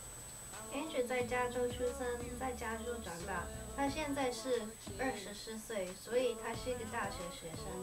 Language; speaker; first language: Chinese; early bilingual, heritage; Chinese